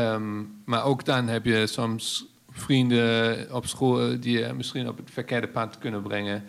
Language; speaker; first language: Dutch; non-native, fluent; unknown